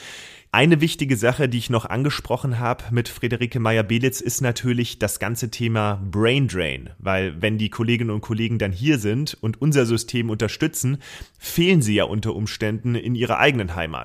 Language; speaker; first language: German; native; German